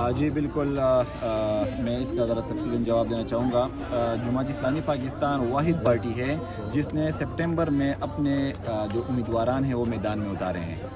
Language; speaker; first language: Urdu; non-native, local second language; Pashto